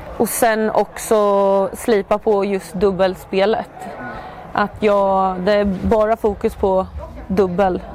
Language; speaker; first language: Swedish; native; Swedish